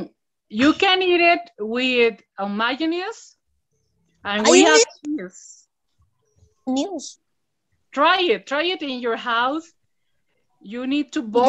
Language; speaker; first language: English; non-native, learner; Spanish